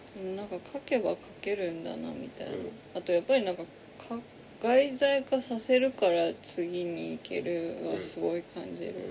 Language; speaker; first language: Japanese; native; Japanese